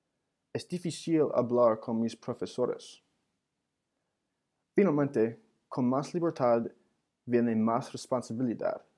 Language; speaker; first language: Spanish; non-native, learner; English